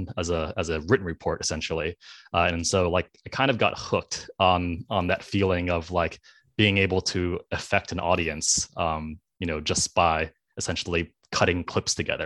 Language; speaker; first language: English; native; English